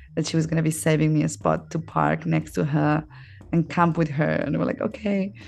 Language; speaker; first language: English; non-native, fluent; Spanish